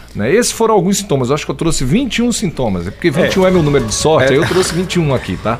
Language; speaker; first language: Portuguese; native; Portuguese